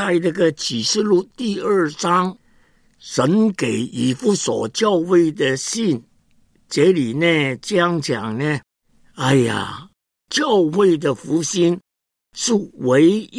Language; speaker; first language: Chinese; non-native, local second language; Cantonese